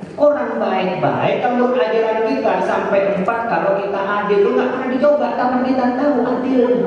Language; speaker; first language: Indonesian; non-native, local second language; Madurese